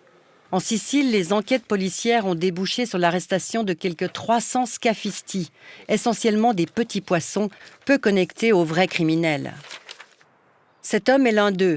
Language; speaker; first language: French; native; French